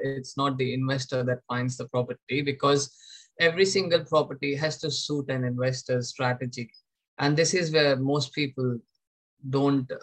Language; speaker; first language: English; non-native, local second language; Hindi